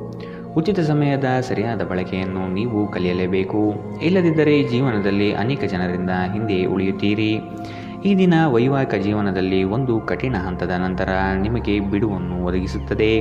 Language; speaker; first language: Kannada; native; Kannada